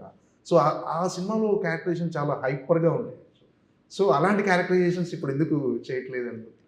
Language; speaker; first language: Telugu; native; Telugu